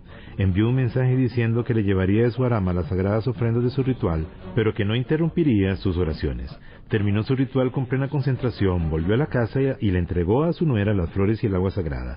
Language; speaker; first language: Spanish; native; Spanish